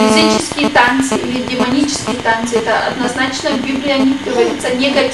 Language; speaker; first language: Russian; native; Russian